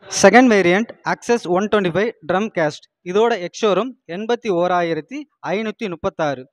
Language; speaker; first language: Tamil; native; Tamil